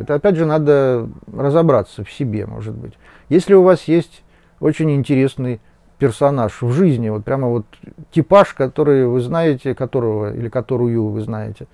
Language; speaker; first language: Russian; native; Russian